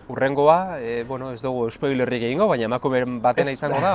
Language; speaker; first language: Basque; native; Basque